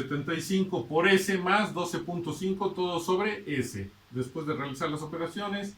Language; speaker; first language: Spanish; native; Spanish